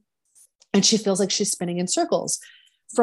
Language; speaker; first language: English; native; English